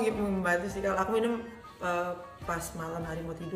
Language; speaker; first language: Indonesian; native; Indonesian